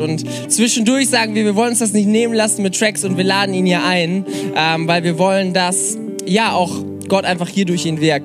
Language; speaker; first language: German; native; German